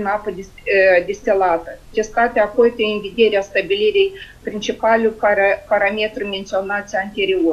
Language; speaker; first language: Romanian; native; Romanian